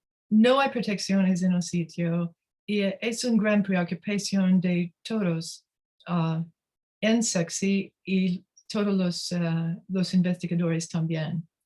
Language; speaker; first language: Spanish; non-native, learner; English